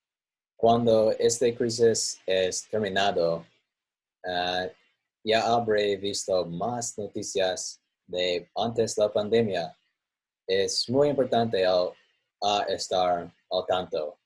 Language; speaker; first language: Spanish; non-native, learner; English